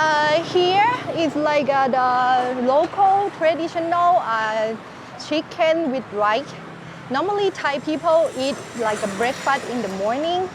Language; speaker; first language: English; non-native, learner; Thai